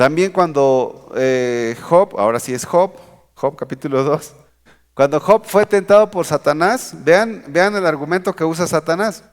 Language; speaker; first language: Spanish; native; Spanish